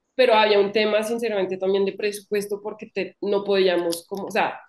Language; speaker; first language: Spanish; non-native, fluent; French